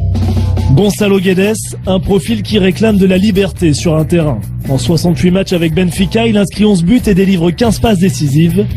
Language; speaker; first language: French; native; French